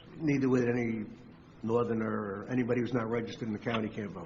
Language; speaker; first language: English; native; English